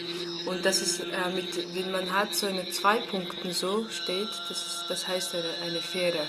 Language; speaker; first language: German; non-native, learner; Mongolian